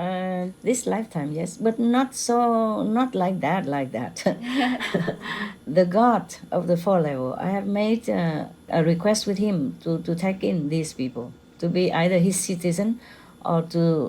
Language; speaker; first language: English; non-native, fluent; Vietnamese